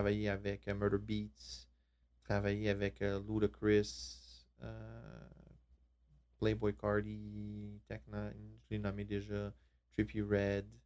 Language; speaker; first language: French; native; French